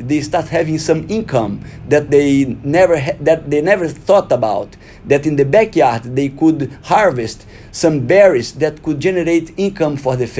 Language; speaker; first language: English; non-native, fluent; Portuguese